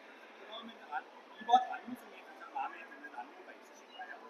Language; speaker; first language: Korean; non-native, fluent; Thai